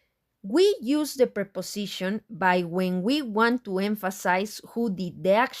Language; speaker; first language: English; non-native, fluent; Spanish